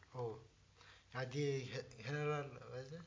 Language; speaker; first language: Dutch; non-native, learner; Turkish